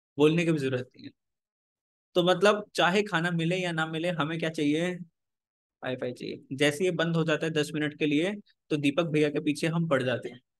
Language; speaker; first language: Hindi; native; Hindi